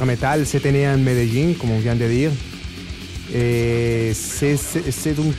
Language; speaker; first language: French; non-native, fluent; Spanish